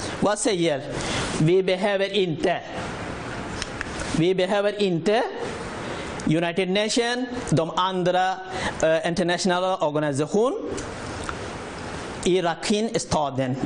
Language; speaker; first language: Swedish; non-native, learner; Rohingya